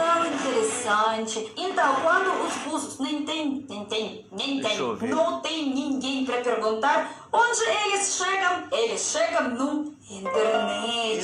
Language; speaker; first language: Portuguese; non-native, learner; Russian